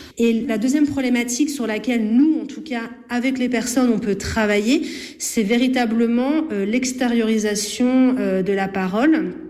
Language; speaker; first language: French; native; French